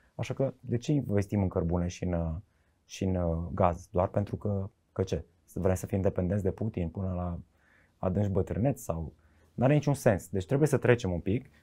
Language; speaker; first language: Romanian; native; Romanian